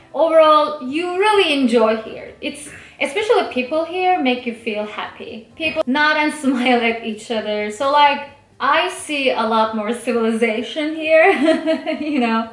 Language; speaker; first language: English; non-native, fluent; Turkish